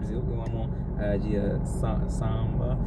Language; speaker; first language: Portuguese; non-native, learner; English